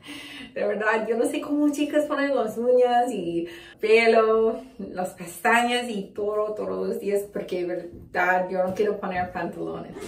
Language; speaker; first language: Spanish; non-native, learner; English